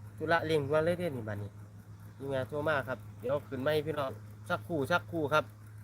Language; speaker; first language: Thai; native; Thai